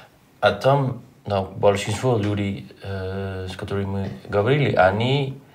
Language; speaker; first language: Russian; non-native, fluent; Dutch